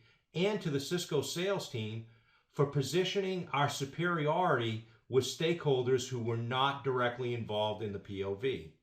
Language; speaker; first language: English; native; English